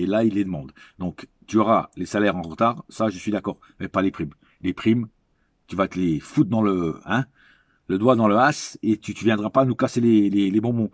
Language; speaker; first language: French; native; French